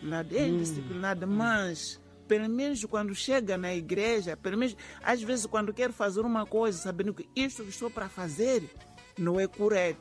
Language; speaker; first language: Portuguese; non-native, local second language; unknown